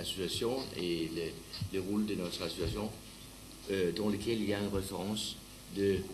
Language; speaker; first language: French; non-native, learner; Danish